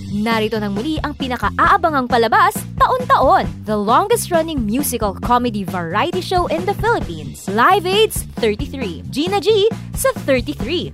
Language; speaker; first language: Filipino; native; Filipino